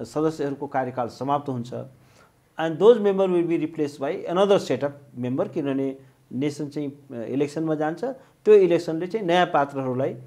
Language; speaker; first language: Nepali; native; Nepali